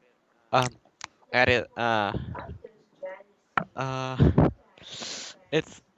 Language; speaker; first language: English; non-native, learner; Chinese